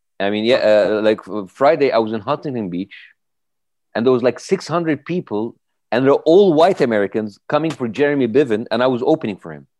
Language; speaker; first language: English; non-native, fluent; Arabic